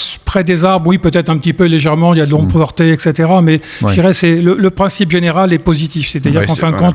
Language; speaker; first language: French; native; French